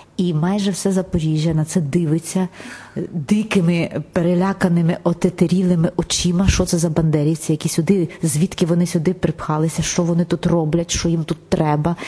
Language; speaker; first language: Ukrainian; non-native, local second language; Russian